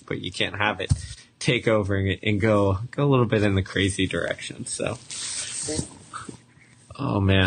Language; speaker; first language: English; native; English